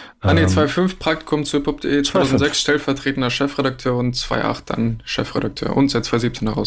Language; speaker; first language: German; native; German